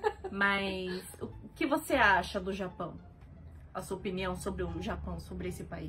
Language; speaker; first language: Portuguese; native; Portuguese